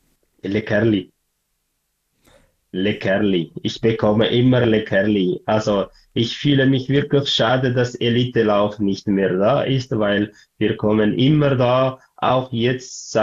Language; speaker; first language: German; non-native, learner; Tigrinya